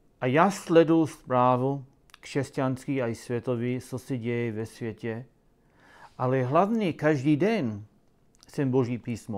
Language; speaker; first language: Czech; non-native, learner; English